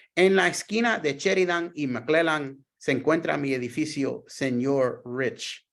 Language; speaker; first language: Spanish; early bilingual, other home language; English